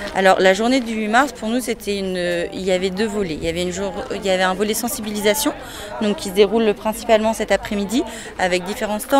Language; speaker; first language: French; native; French